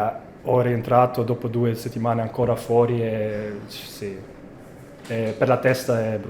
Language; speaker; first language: Italian; non-native, fluent; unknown